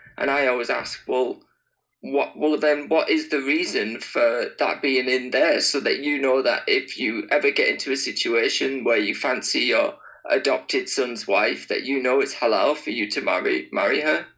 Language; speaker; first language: English; native; English